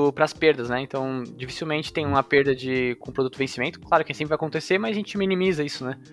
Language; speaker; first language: Portuguese; native; Portuguese